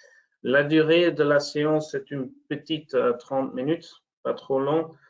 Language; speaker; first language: French; non-native, local second language; Dutch